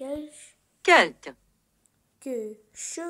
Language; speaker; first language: French; non-native, learner; English